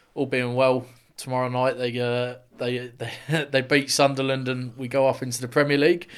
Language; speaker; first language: English; native; English